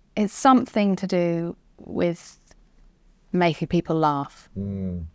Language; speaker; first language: English; native; English